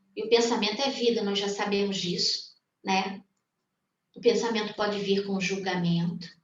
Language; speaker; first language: Portuguese; native; Portuguese